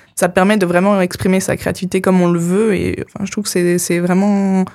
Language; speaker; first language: French; native; French